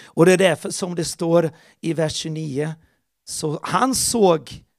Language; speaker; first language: Swedish; non-native, fluent; Portuguese